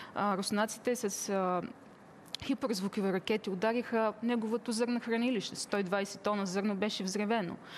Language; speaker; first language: Bulgarian; early bilingual, heritage; Bulgarian